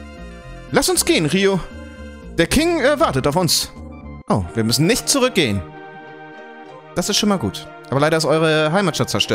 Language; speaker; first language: German; native; German